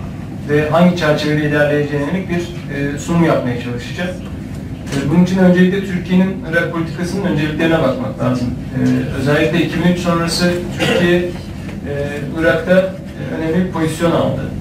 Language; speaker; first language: Turkish; native; Turkish